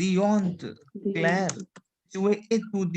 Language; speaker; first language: French; non-native, fluent; Hindi